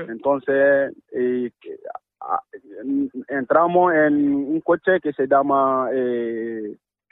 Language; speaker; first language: Spanish; non-native, learner; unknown